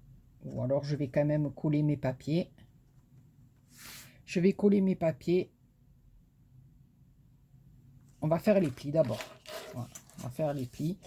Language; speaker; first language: French; native; French